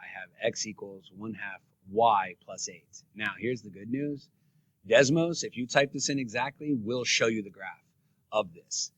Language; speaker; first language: English; native; English